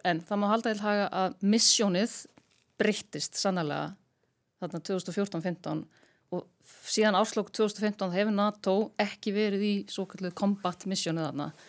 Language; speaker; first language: Icelandic; native; Icelandic